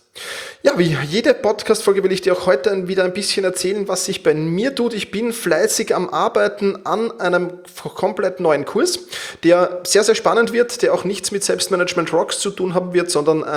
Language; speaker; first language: German; native; German